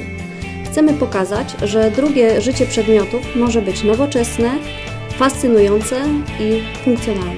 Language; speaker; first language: Polish; native; Polish